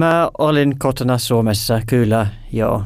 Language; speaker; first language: Finnish; non-native, learner; English